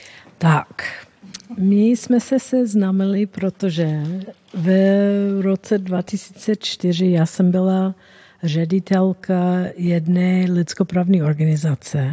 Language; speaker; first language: Czech; non-native, fluent; English